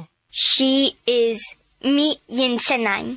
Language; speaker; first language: English; non-native, learner; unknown